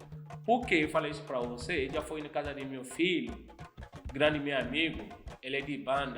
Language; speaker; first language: Portuguese; non-native, fluent; Yoruba